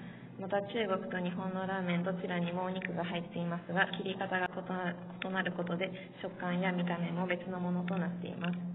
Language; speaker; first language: Japanese; native; Japanese